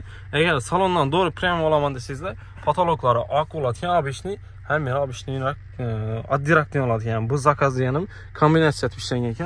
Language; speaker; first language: Uzbek; native; Uzbek